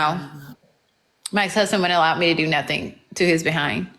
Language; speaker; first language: English; native; English